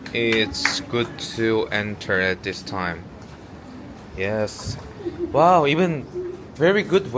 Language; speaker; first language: English; non-native, learner; Korean